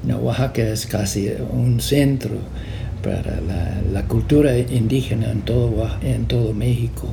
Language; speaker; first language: Spanish; non-native, fluent; English